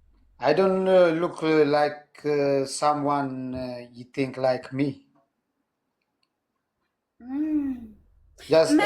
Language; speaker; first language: English; non-native, learner; Tigrinya